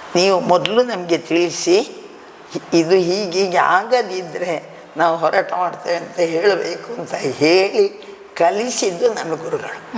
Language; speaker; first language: Kannada; non-native, local second language; Tulu